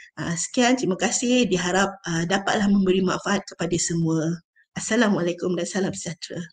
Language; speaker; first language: Malay; native; Malay